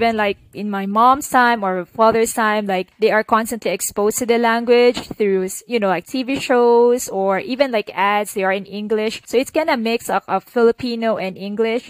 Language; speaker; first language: English; non-native, local second language; Cebuano